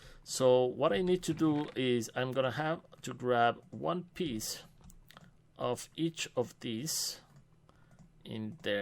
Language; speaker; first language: English; non-native, fluent; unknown